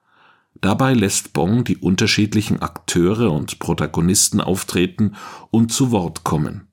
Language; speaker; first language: German; native; German